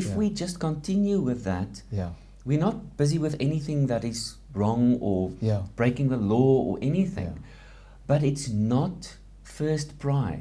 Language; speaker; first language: English; non-native, local second language; Afrikaans